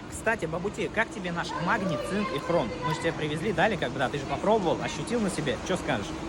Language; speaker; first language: Russian; native; Russian